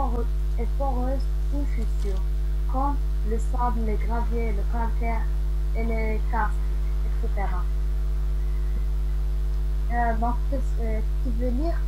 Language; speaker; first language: French; non-native, local second language; Arabic